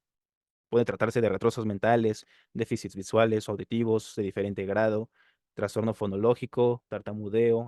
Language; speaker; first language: Spanish; native; Spanish